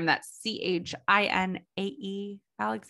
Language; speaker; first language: English; native; English